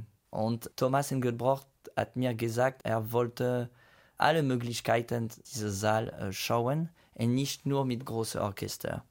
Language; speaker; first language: German; non-native, fluent; French